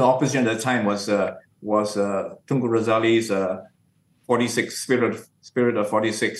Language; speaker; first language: English; non-native, local second language; Min Nan Chinese